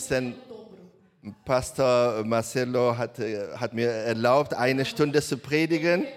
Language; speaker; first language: German; non-native, learner; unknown